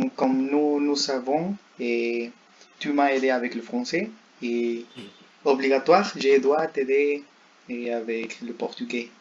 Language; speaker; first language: French; non-native, learner; Spanish